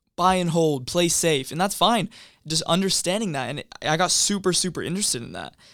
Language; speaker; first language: English; native; English